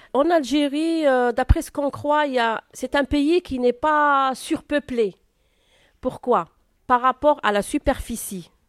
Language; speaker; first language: French; non-native, local second language; Arabic